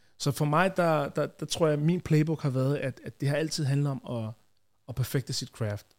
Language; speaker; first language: Danish; early bilingual, other home language; Ganda